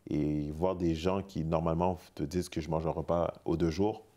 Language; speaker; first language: French; native; French